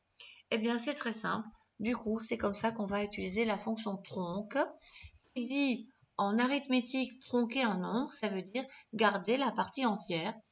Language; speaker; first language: French; native; French